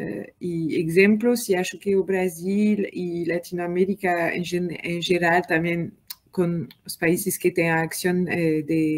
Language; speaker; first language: Portuguese; non-native, learner; French